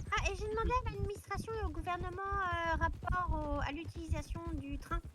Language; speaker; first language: French; native; French